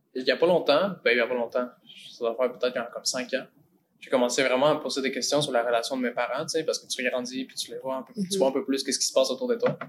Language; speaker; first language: French; early bilingual, other home language; Spanish